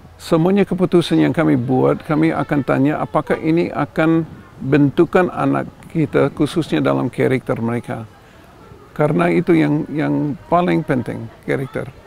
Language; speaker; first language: Indonesian; non-native, fluent; English